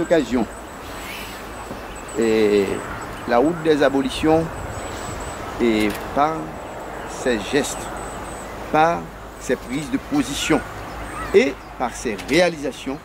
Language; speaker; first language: French; non-native, local second language; Haitian Creole